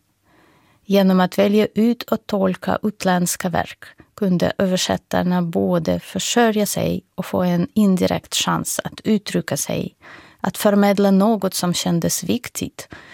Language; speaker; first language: Swedish; non-native, fluent; Russian